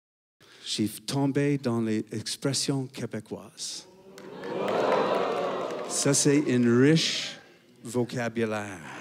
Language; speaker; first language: French; non-native, fluent; English